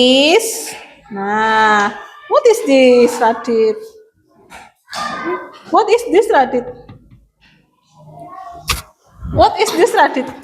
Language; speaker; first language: English; non-native, learner; Indonesian